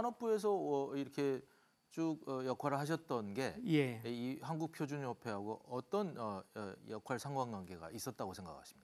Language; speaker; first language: Korean; native; Korean